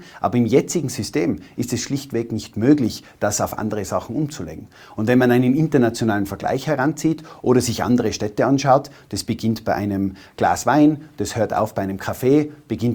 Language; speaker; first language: German; native; German